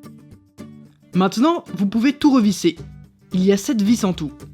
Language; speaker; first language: French; native; French